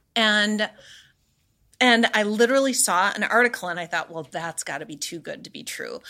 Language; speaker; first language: English; native; English